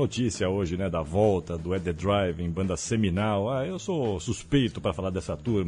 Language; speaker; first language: Portuguese; native; Portuguese